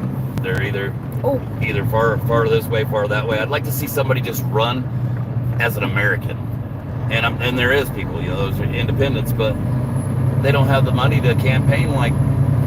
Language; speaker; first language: English; native; English